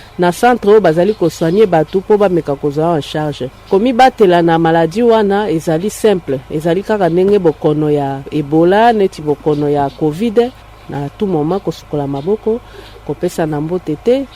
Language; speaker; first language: Lingala; native; Lingala